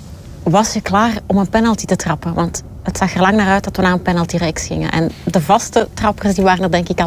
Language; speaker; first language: Dutch; native; Dutch